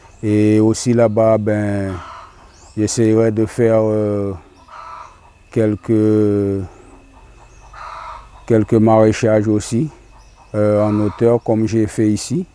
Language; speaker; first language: French; non-native, local second language; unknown